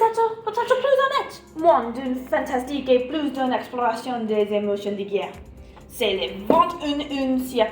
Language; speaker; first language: French; non-native, learner; English